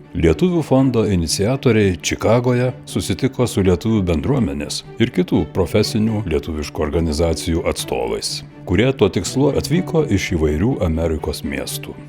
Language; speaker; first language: Lithuanian; native; Lithuanian